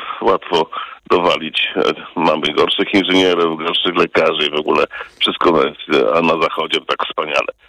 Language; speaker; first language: Polish; early bilingual, heritage; Polish